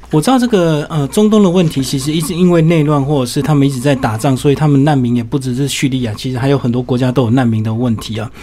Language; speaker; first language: Chinese; native; Chinese